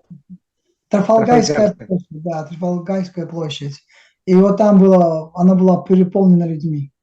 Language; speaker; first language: Russian; native; Russian